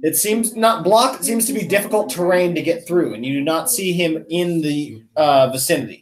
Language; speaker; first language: English; native; English